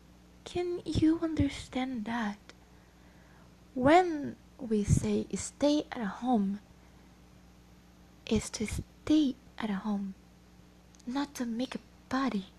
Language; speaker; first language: English; non-native, learner; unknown